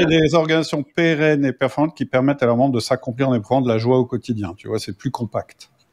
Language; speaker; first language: French; native; French